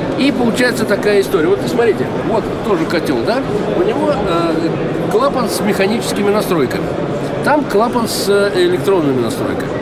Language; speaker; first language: Russian; native; Russian